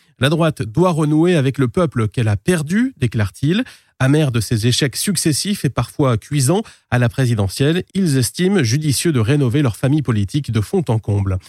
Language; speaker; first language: French; native; French